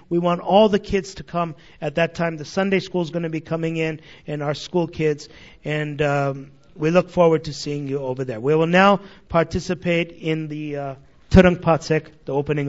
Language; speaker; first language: English; early bilingual, other home language; Armenian